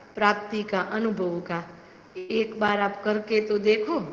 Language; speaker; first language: Hindi; non-native, local second language; Gujarati